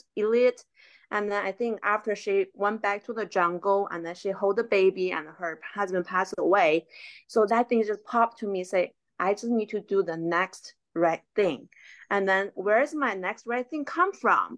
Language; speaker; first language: English; non-native, fluent; Chinese